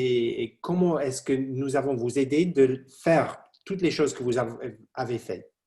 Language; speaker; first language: French; non-native, learner; English